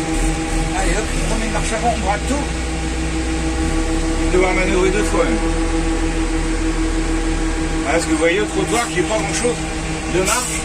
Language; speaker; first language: French; native; French